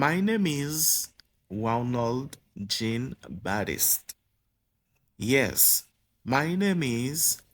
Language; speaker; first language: English; non-native, fluent; Haitian Creole